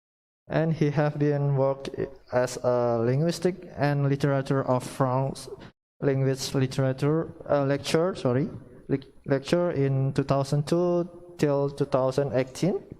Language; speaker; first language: English; non-native, learner; Indonesian